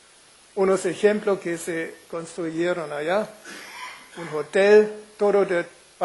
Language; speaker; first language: Spanish; non-native, fluent; German